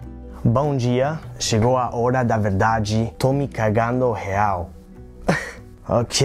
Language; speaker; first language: Portuguese; non-native, learner; English